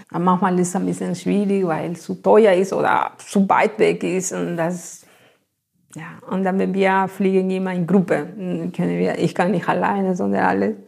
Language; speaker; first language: German; non-native, fluent; Spanish